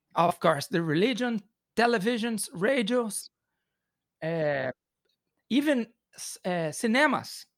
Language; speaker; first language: English; non-native, learner; Portuguese